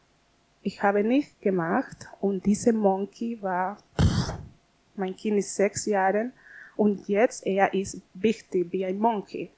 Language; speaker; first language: German; non-native, learner; Spanish